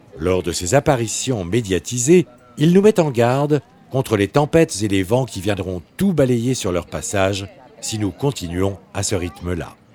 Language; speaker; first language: French; native; French